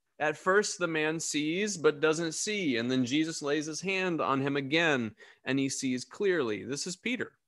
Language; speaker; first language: English; native; English